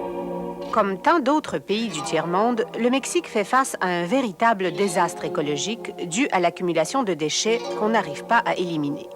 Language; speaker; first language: French; native; French